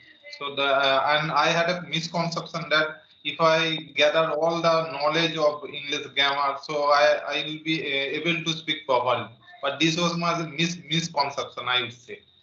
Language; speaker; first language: English; non-native, learner; Bangla